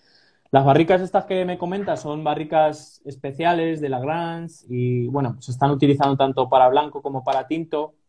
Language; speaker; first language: Spanish; native; Spanish